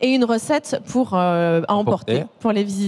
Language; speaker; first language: French; native; French